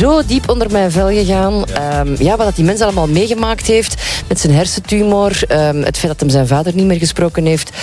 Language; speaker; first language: Dutch; native; Dutch